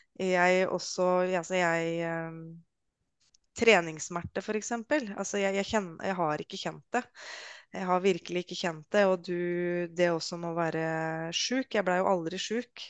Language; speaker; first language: Norwegian; native; Norwegian